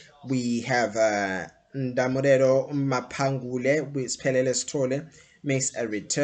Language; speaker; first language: English; non-native, local second language; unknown